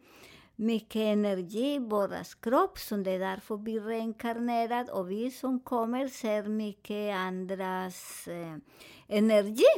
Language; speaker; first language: Swedish; non-native, fluent; Spanish